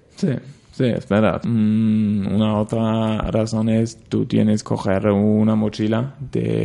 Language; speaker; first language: Spanish; non-native, learner; German